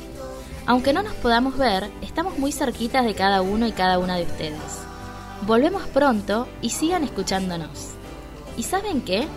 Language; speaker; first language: Spanish; native; Spanish